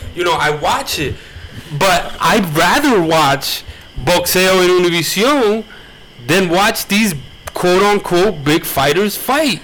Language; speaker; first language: English; early bilingual, other home language; Spanish